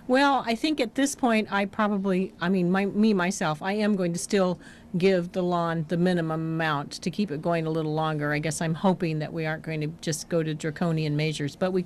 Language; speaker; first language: English; native; English